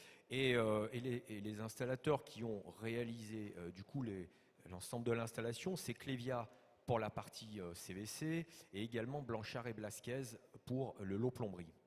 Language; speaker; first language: French; native; French